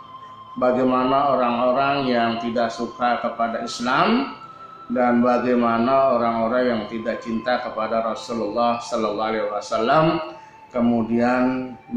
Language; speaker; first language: Indonesian; native; Indonesian